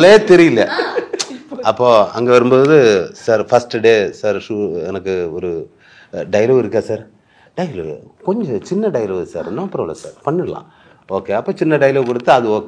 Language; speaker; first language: Tamil; non-native, learner; Malayalam